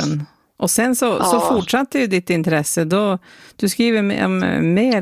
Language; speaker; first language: Swedish; native; Swedish